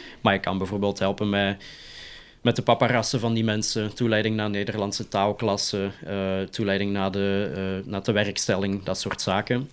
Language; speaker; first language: Dutch; native; Dutch